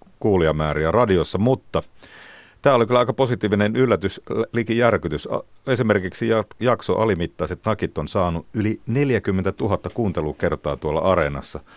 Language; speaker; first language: Finnish; native; Finnish